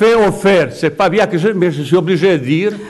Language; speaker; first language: French; non-native, fluent; Bosnian